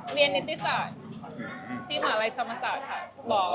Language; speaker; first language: Thai; native; Thai